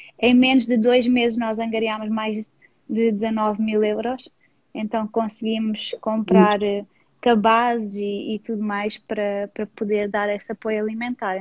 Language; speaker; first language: Portuguese; non-native, fluent; English